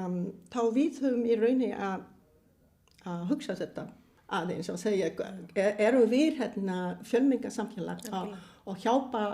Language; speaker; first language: Icelandic; non-native, fluent; Vietnamese